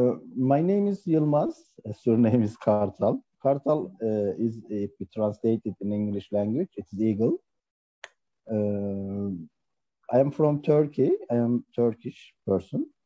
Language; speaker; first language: English; non-native, learner; Turkish